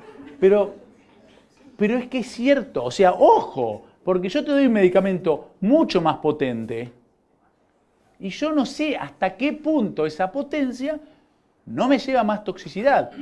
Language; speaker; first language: Spanish; native; Spanish